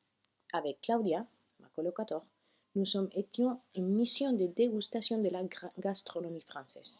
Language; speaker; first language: French; non-native, fluent; Spanish